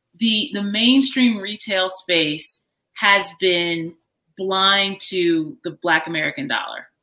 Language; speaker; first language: English; native; English